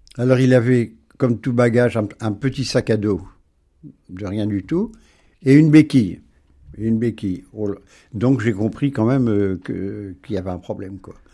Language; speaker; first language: French; native; French